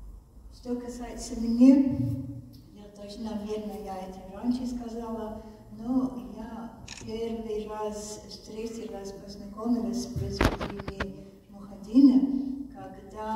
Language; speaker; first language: Russian; non-native, fluent; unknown